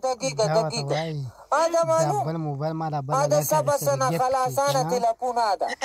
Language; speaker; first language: Arabic; non-native, learner; Pashto